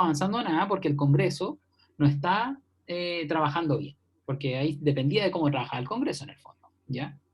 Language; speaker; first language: Spanish; native; Spanish